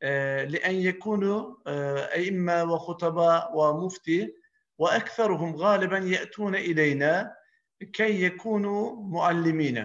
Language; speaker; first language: Arabic; non-native, fluent; Turkish